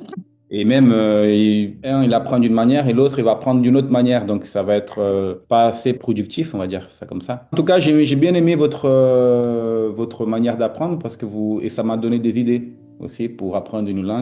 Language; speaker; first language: French; non-native, fluent; Portuguese